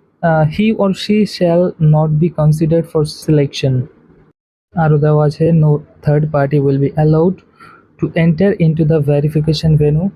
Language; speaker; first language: English; non-native, local second language; Bangla